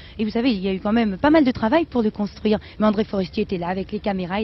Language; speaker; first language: French; native; French